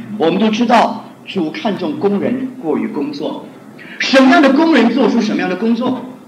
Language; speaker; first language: Chinese; non-native, local second language; Hakka Chinese